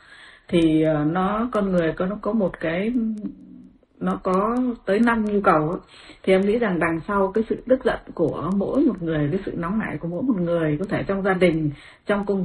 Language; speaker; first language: Vietnamese; native; Vietnamese